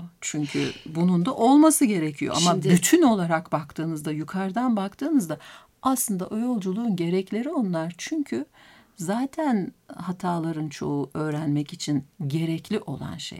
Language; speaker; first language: Turkish; native; Turkish